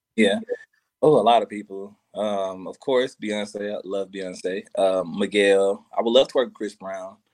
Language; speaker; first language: English; native; English